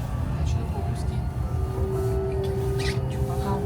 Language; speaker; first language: Russian; native; Russian